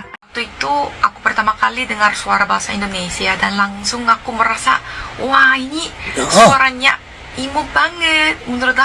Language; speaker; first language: Indonesian; non-native, fluent; Korean